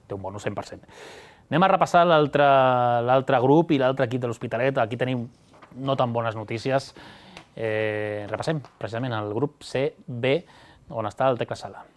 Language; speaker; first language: Catalan; native; Catalan